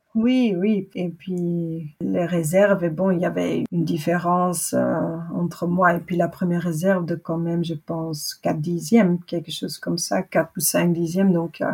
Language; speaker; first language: French; native; French